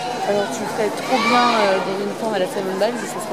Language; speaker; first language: French; native; French